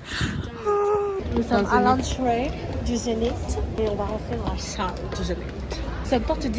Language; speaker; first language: French; native; French